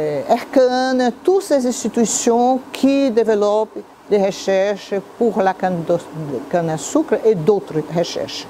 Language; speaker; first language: French; non-native, fluent; Portuguese